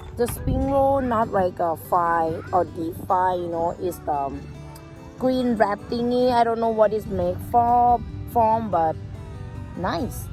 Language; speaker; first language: English; non-native, learner; Thai